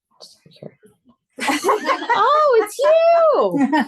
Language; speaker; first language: English; native; English